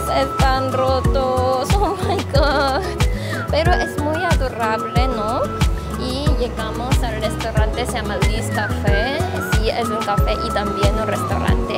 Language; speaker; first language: Spanish; non-native, fluent; Korean